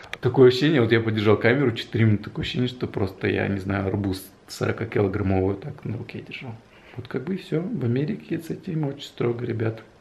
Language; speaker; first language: Russian; native; Russian